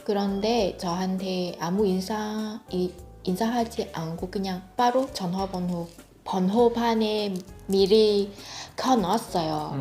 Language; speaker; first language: Korean; non-native, fluent; Vietnamese